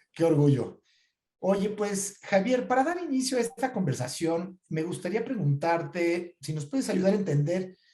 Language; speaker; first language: Spanish; native; Spanish